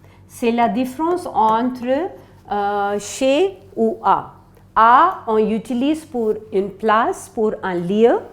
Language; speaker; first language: French; non-native, fluent; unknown